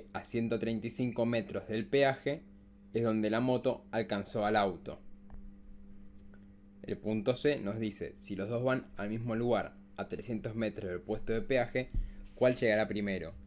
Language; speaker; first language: Spanish; native; Spanish